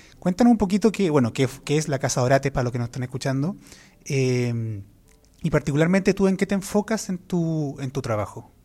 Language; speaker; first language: Spanish; native; Spanish